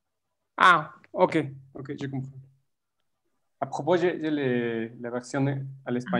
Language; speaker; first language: French; non-native, fluent; Spanish